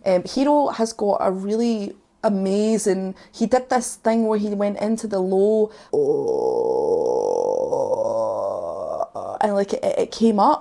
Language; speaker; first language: English; native; English